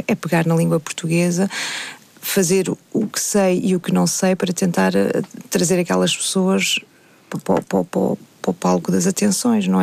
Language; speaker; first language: Portuguese; native; Portuguese